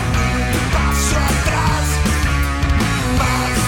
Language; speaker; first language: Spanish; native; Spanish